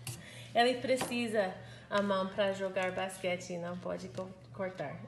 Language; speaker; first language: Portuguese; non-native, learner; English